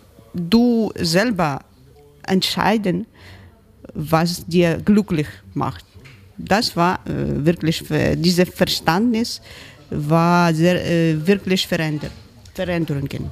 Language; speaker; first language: German; non-native, learner; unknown